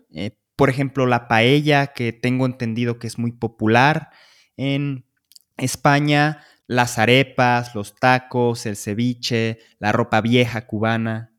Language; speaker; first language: Spanish; native; Spanish